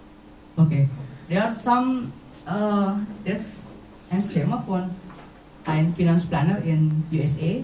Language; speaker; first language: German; non-native, learner; Indonesian